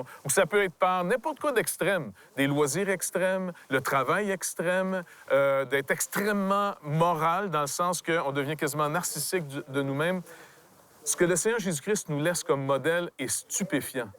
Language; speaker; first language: French; native; French